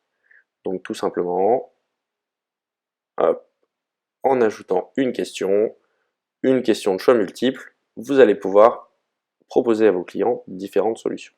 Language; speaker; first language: French; native; French